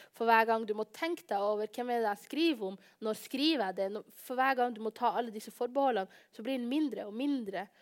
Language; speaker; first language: Norwegian; early bilingual, other home language; Somali